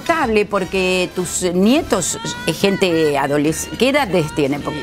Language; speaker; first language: Spanish; native; Spanish